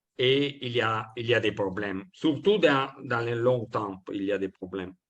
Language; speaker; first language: French; non-native, learner; Italian